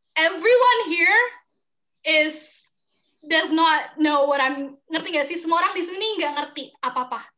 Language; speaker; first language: English; non-native, fluent; Indonesian